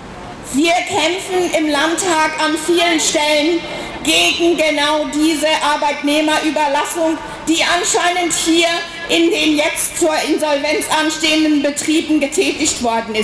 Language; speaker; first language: German; native; German